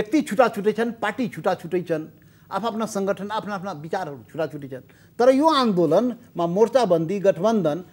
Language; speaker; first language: Nepali; non-native, local second language; Maithili